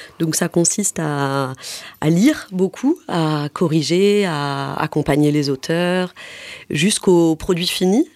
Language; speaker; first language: French; native; French